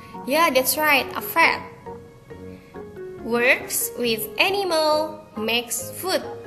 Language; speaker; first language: English; non-native, fluent; Indonesian